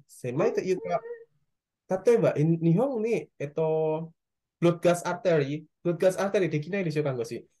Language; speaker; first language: Japanese; non-native, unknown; Indonesian